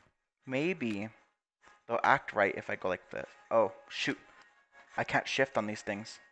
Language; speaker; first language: English; native; English